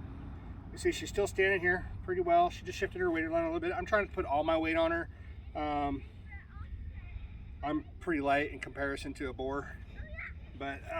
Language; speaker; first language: English; native; English